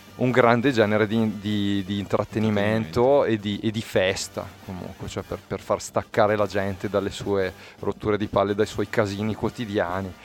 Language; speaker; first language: Italian; native; Italian